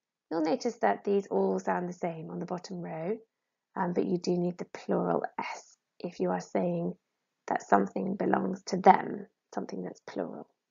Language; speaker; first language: English; native; English